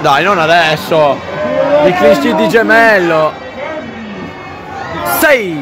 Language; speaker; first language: Italian; native; Italian